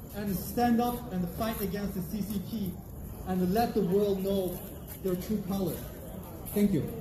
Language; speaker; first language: English; non-native, fluent; Uyghur